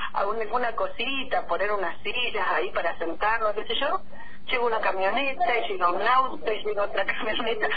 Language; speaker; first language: Spanish; native; Spanish